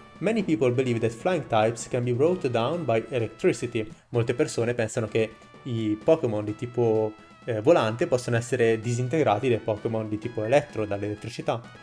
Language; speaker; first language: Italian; native; Italian